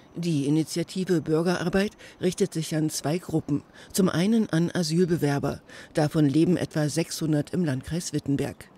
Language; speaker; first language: German; native; German